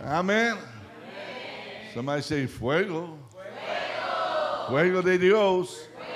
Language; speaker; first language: Spanish; non-native, learner; English